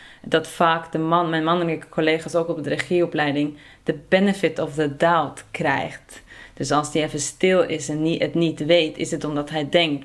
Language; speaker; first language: Dutch; non-native, fluent; Norwegian